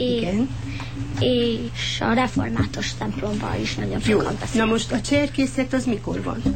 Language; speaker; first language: Hungarian; early bilingual, heritage; Hungarian